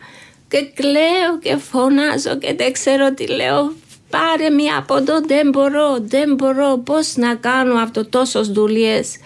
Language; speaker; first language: Greek; non-native, learner; Georgian